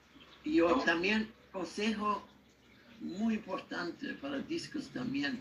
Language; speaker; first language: Spanish; non-native, learner; German